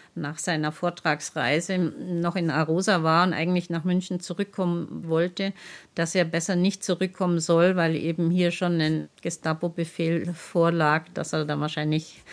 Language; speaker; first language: German; native; German